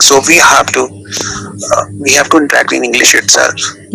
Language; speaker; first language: English; non-native, local second language; Hindi